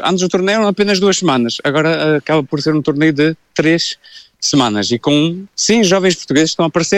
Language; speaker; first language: Portuguese; native; Portuguese